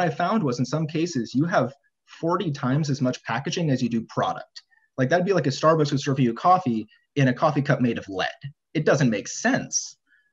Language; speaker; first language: English; native; English